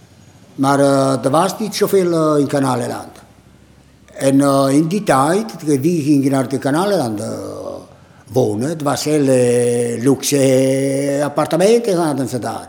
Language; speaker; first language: Dutch; non-native, learner; Italian